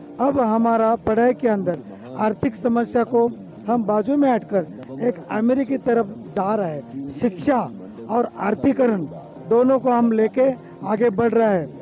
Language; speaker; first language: Hindi; non-native, local second language; Kannada